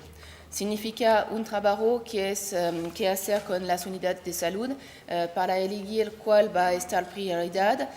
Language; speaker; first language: Spanish; non-native, learner; French